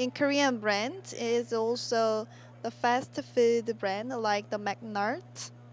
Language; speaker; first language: English; non-native, learner; Korean